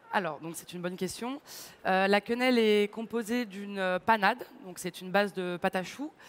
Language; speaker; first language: French; native; French